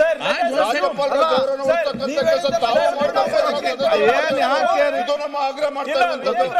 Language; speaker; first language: Kannada; native; Kannada